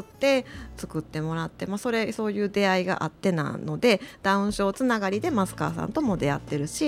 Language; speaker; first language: Japanese; native; Japanese